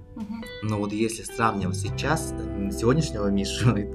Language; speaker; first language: Russian; native; Russian